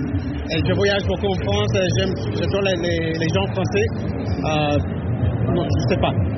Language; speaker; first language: French; non-native, fluent; Spanish